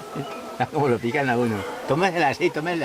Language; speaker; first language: Spanish; native; Spanish